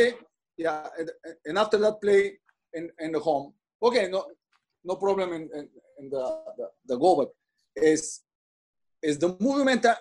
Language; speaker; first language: English; non-native, learner; Bulgarian